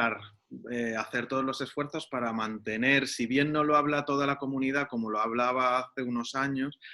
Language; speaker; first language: Spanish; native; Spanish